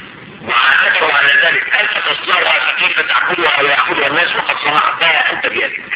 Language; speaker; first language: Arabic; native; Arabic